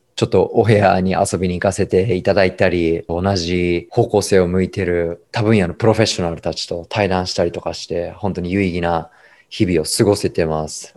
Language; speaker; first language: Japanese; native; Japanese